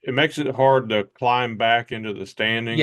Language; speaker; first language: English; native; English